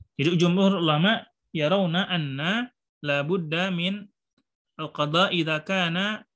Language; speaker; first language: Arabic; non-native, fluent; Indonesian